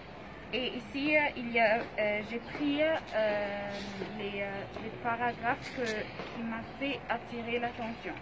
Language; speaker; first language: French; non-native, learner; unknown